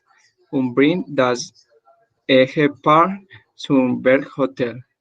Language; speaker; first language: German; non-native, learner; Spanish